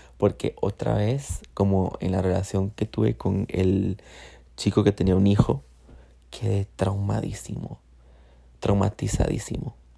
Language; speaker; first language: Spanish; native; Spanish